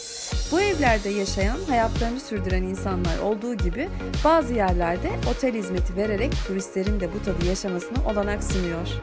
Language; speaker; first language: Turkish; native; Turkish